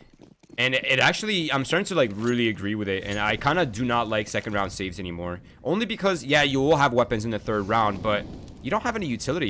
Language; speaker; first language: English; native; English